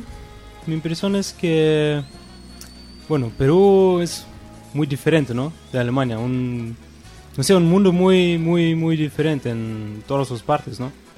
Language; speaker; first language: Spanish; non-native, fluent; German